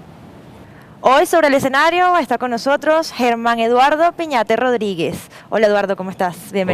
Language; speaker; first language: Spanish; native; Spanish